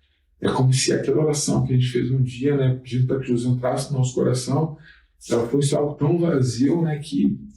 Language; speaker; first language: Portuguese; native; Portuguese